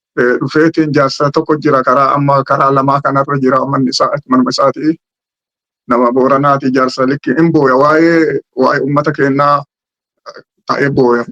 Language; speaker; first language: Oromo; native; Oromo